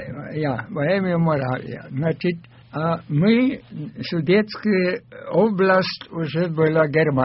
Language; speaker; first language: Russian; non-native, fluent; German